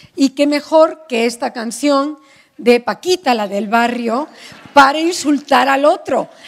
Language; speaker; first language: Spanish; native; Spanish